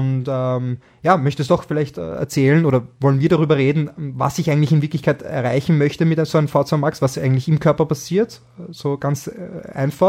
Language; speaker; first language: German; native; German